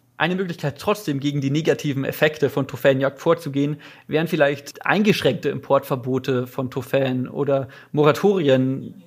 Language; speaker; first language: German; native; German